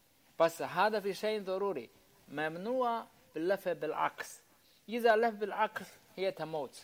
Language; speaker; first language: Arabic; non-native, learner; Chinese